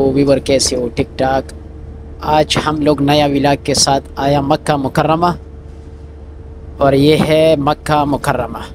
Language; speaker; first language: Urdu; non-native, local second language; Pashto